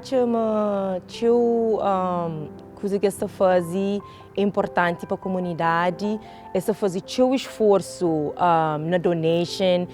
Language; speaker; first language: Portuguese; non-native, local second language; Kabuverdianu